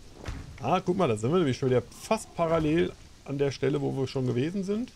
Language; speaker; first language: German; native; German